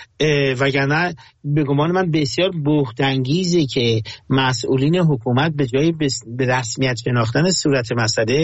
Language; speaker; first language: Persian; native; Persian